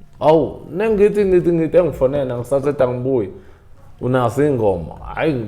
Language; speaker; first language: Zulu; native; Zulu